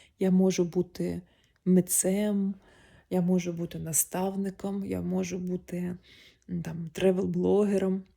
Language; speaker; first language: Ukrainian; non-native, local second language; Russian